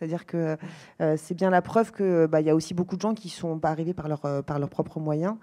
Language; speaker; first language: French; native; French